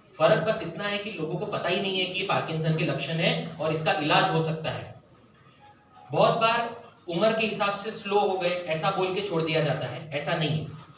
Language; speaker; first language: Hindi; non-native, local second language; Marathi